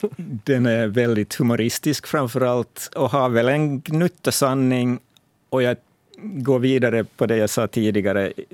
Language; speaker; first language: Swedish; native; Swedish